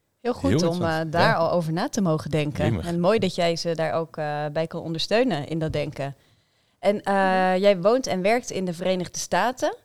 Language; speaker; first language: Dutch; native; Dutch